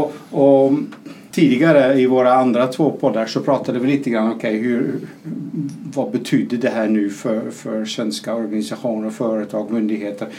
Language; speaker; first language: Swedish; non-native, fluent; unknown